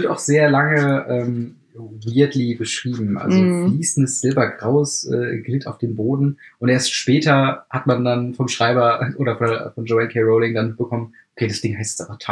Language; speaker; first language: German; native; German